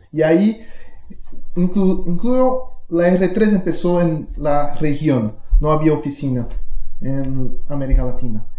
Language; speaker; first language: Spanish; non-native, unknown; Portuguese